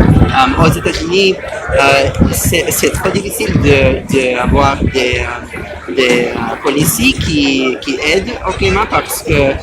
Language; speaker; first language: French; non-native, learner; English